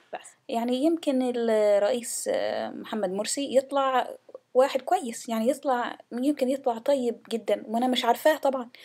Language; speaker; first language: Arabic; non-native, fluent; English